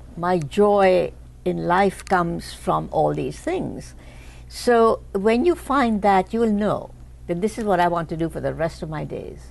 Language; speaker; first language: English; non-native, local second language; Hindi